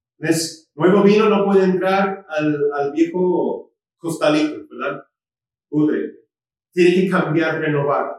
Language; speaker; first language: Spanish; non-native, fluent; English